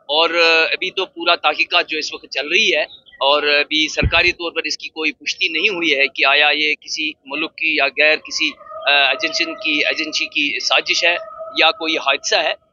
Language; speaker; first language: Urdu; non-native, local second language; Kashmiri